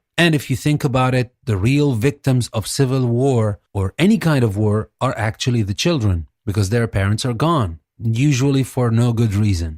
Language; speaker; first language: English; non-native, fluent; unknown